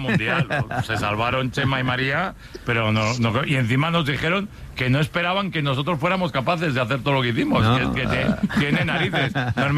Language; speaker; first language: Spanish; native; Spanish